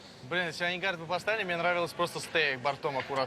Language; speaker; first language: Russian; native; Russian